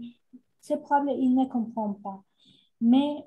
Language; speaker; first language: French; non-native, fluent; Spanish